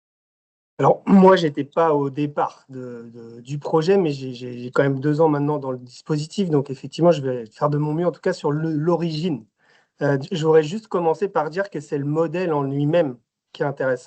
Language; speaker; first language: French; native; French